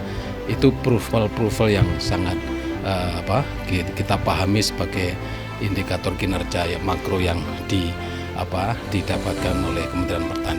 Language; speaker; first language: Indonesian; native; Indonesian